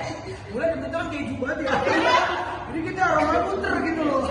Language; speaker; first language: Indonesian; native; Indonesian